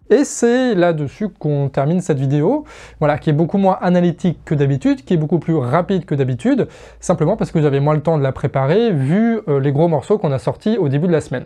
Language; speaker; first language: French; native; French